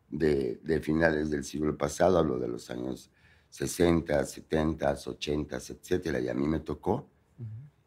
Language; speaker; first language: Spanish; native; Spanish